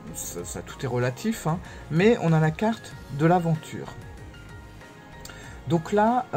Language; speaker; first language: French; native; French